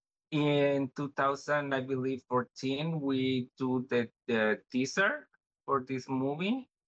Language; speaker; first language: English; non-native, learner; Spanish